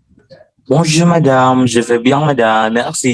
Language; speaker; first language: French; non-native, learner; Indonesian